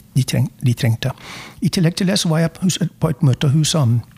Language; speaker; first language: Norwegian; non-native, fluent; English